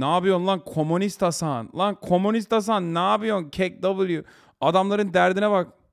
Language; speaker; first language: Turkish; early bilingual, other home language; English